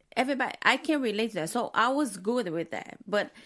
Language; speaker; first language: English; non-native, fluent; Portuguese